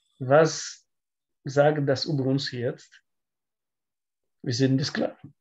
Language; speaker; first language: German; non-native, learner; Russian